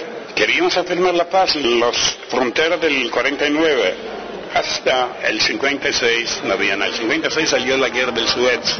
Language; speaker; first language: Spanish; non-native, fluent; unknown